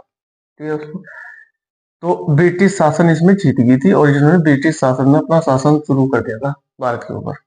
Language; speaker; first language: Hindi; native; Hindi